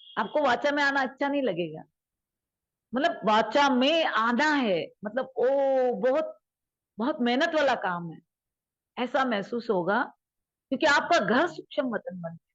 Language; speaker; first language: Hindi; native; Hindi